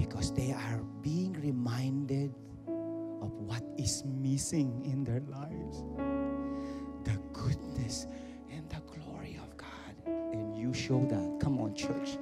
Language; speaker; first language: English; non-native, local second language; Filipino